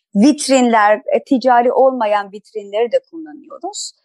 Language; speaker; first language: Turkish; non-native, fluent; Persian